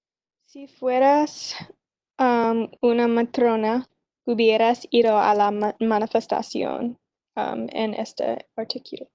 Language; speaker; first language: Spanish; non-native, learner; English